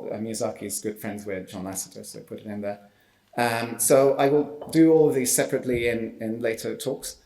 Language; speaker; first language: English; non-native, fluent; Hungarian